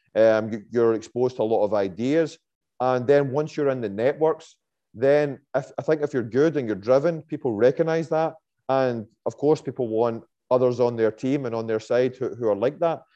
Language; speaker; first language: English; native; English